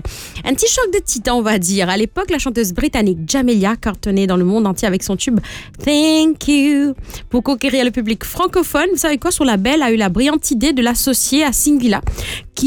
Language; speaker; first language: French; non-native, local second language; Morisyen